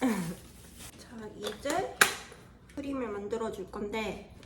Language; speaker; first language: Korean; native; Korean